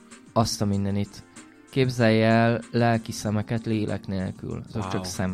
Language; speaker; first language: Hungarian; native; Hungarian